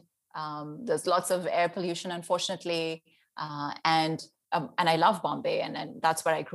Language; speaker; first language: English; non-native, local second language; Hindi